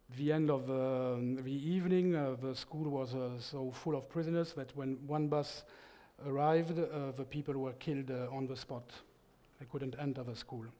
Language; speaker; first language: English; non-native, fluent; French